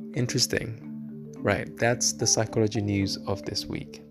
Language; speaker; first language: English; early bilingual, other home language; Yoruba